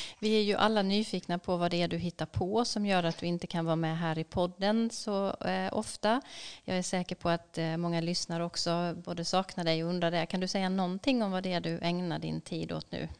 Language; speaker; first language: Swedish; native; Swedish